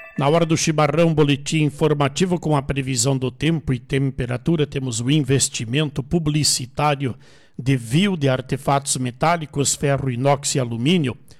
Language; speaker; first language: Portuguese; native; Portuguese